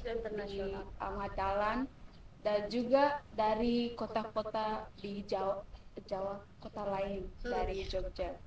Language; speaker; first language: Indonesian; non-native, learner; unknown